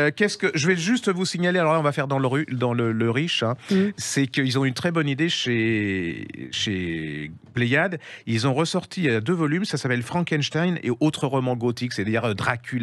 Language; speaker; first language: French; native; French